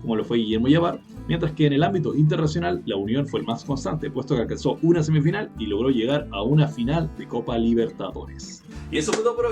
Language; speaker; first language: Spanish; native; Spanish